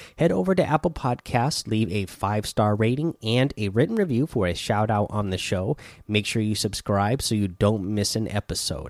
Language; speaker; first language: English; native; English